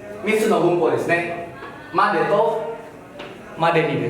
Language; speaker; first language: Japanese; non-native, fluent; Indonesian